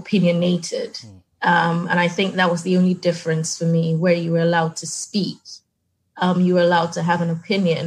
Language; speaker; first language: English; non-native, local second language; Yoruba